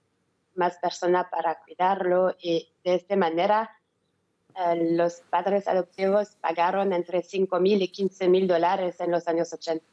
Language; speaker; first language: Spanish; non-native, learner; French